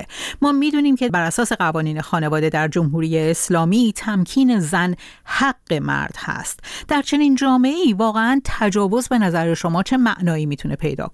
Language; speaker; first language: Persian; native; Persian